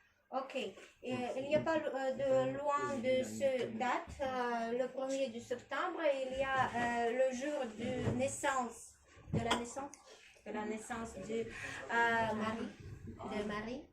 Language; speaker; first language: French; non-native, learner; Russian